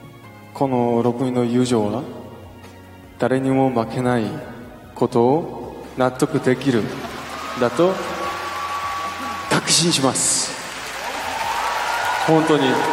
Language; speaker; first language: Japanese; non-native, learner; Korean